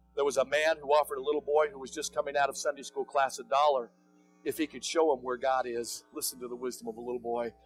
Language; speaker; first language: English; native; English